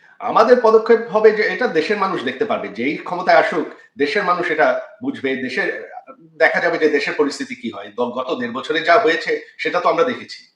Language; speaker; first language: Bangla; early bilingual, heritage; Bangla